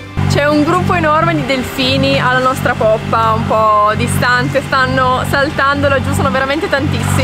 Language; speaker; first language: Italian; native; Italian